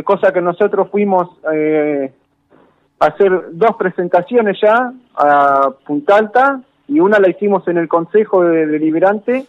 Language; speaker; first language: Spanish; native; Spanish